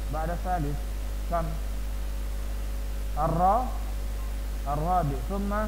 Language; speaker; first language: Arabic; non-native, fluent; Indonesian